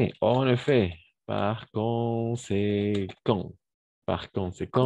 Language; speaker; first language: French; non-native, fluent; Spanish